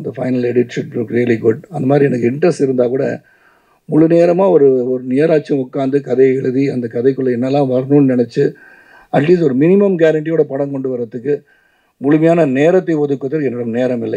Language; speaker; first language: Tamil; native; Tamil